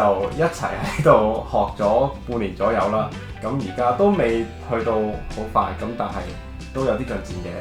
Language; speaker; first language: Cantonese; native; Cantonese